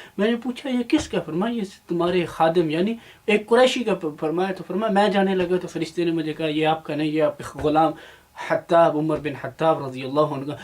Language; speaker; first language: Urdu; non-native, local second language; Punjabi